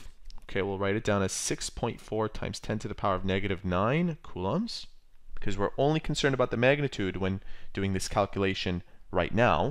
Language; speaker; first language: English; native; English